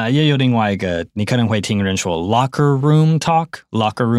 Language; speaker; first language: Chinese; non-native, fluent; English